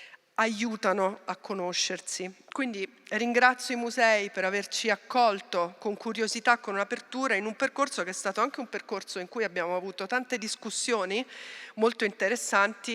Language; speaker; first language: Italian; native; Italian